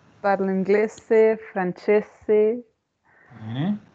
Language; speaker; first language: Italian; non-native, learner; Spanish